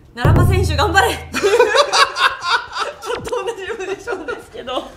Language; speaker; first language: Japanese; native; Japanese